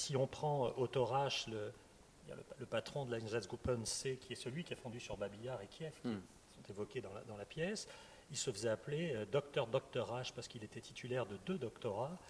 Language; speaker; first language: French; native; French